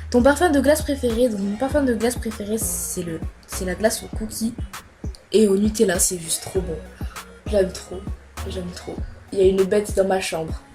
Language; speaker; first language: French; native; French